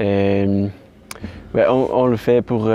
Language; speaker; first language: French; non-native, learner; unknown